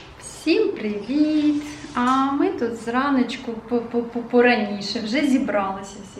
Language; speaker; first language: Ukrainian; native; Ukrainian